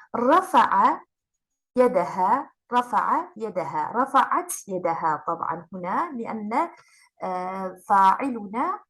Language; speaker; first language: Arabic; non-native, fluent; Turkish